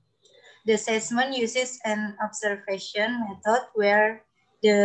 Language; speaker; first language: English; non-native, learner; Indonesian